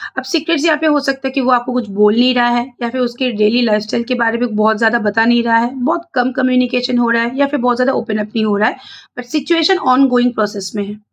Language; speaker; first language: Hindi; non-native, local second language; Bangla